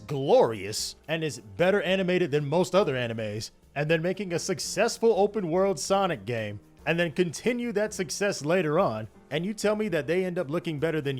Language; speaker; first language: English; native; English